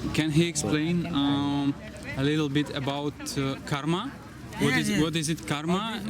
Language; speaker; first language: English; non-native, fluent; Russian